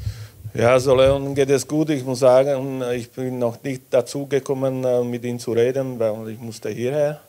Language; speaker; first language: German; non-native, fluent; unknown